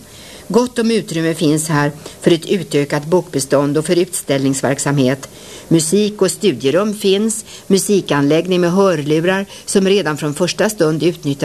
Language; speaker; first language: Swedish; native; Swedish